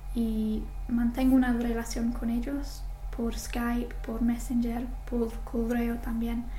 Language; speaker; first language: Spanish; non-native, fluent; English